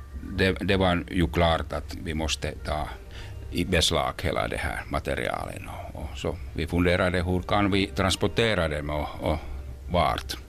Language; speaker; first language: Swedish; non-native, local second language; Finnish